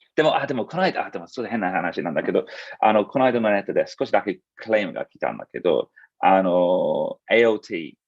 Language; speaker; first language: Japanese; non-native, fluent; English